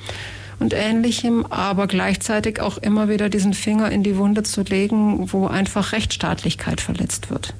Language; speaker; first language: German; native; German